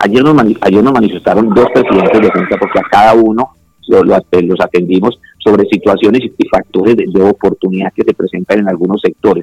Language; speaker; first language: Spanish; native; Spanish